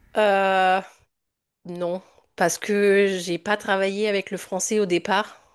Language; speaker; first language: French; native; French